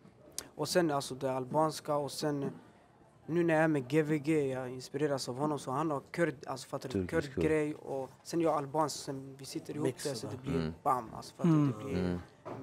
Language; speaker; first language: Swedish; early bilingual, other home language; Albanian